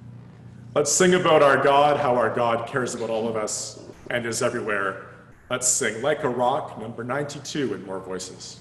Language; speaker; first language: English; native; English